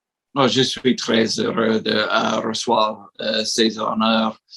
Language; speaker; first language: French; non-native, learner; English